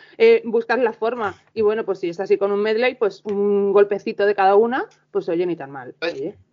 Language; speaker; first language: Spanish; native; Spanish